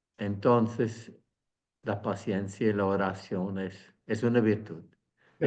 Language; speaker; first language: Spanish; non-native, fluent; Swiss German